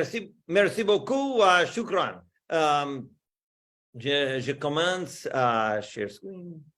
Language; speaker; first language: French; non-native, learner; English